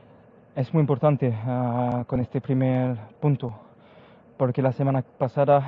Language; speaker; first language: Spanish; non-native, learner; French